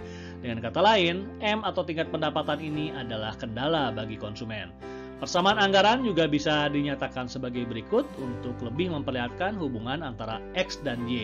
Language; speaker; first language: Indonesian; native; Indonesian